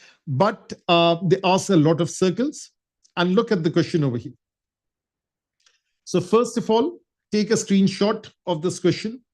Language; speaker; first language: English; non-native, local second language; Urdu